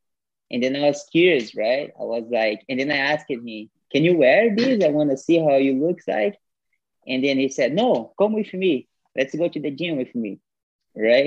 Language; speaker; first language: English; non-native, fluent; Portuguese